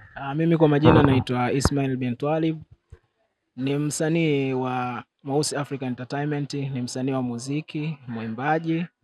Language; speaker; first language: Swahili; native; Swahili